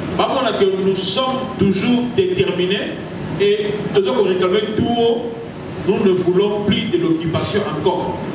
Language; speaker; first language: French; non-native, local second language; Lingala